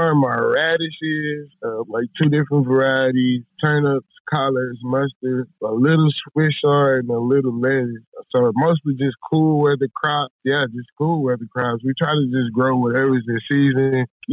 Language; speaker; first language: English; native; English